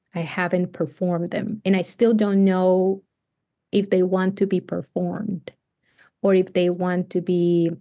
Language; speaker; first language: English; non-native, fluent; Spanish